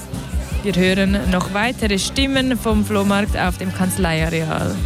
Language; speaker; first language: German; native; German